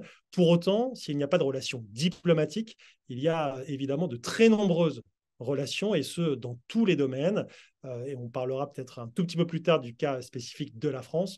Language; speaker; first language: French; native; French